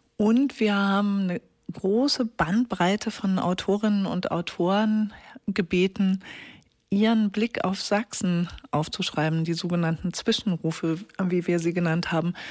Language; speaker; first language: German; native; German